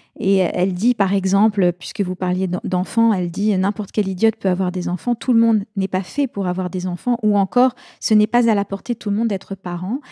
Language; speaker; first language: French; native; French